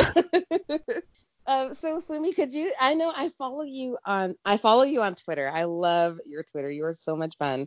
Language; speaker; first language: English; native; English